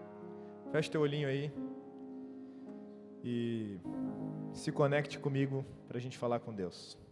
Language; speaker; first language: Portuguese; native; Portuguese